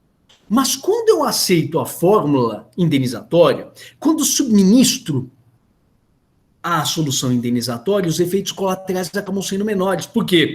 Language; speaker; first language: Portuguese; native; Portuguese